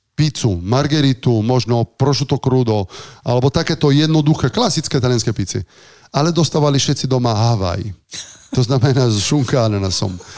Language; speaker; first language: Slovak; non-native, fluent; Italian